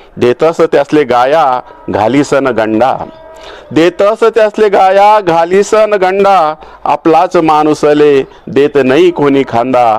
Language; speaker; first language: Marathi; native; Marathi